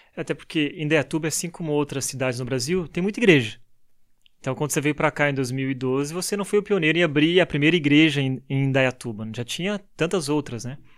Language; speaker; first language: Portuguese; native; Portuguese